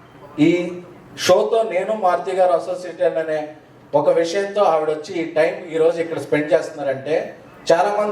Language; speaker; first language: Telugu; native; Telugu